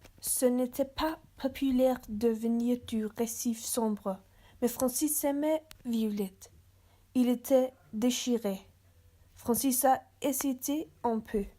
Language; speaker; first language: French; non-native, learner; English